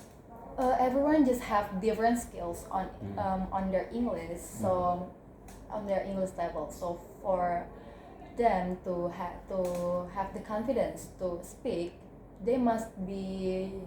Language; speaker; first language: English; non-native, learner; Indonesian